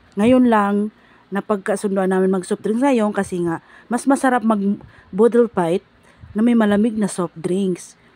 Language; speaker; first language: Filipino; non-native, local second language; Bikol